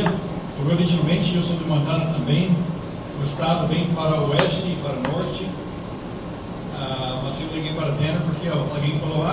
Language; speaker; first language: Portuguese; non-native, fluent; English